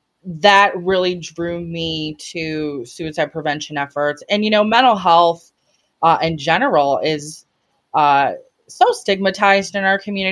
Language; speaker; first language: English; native; English